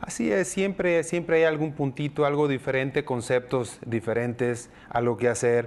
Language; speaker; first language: Spanish; native; Spanish